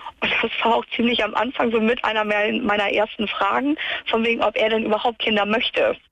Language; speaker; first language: German; native; German